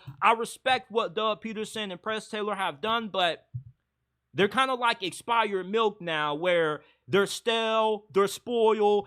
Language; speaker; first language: English; native; English